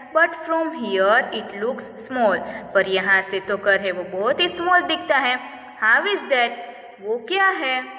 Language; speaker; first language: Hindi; non-native, local second language; Gujarati